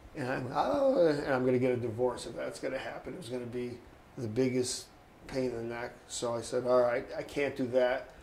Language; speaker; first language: English; native; English